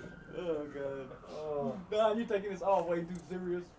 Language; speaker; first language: English; native; English